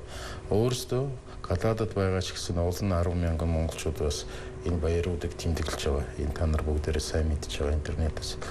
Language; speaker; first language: Mongolian; non-native, fluent; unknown